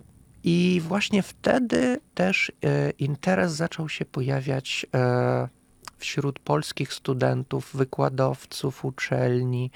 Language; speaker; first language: Polish; non-native, fluent; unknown